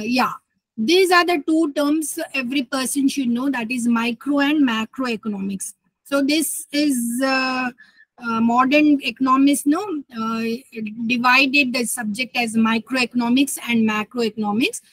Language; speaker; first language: English; non-native, local second language; Telugu